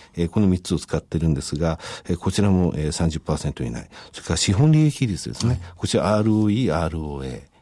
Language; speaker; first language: Japanese; native; Japanese